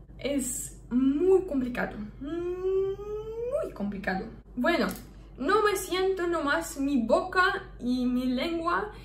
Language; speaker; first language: Spanish; non-native, fluent; Russian